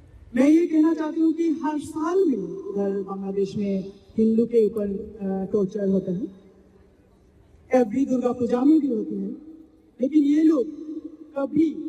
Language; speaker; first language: Hindi; non-native, learner; Bangla